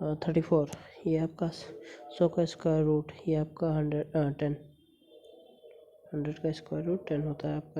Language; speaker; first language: Hindi; native; Hindi